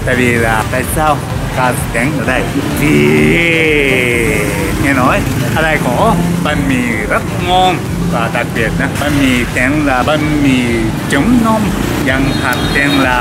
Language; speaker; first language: Vietnamese; non-native, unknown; Japanese